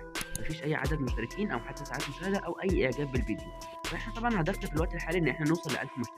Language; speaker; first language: Arabic; native; Arabic